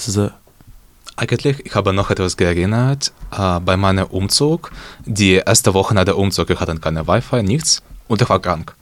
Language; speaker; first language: German; non-native, learner; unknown